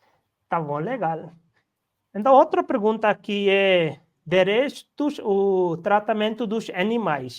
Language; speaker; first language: Portuguese; non-native, learner; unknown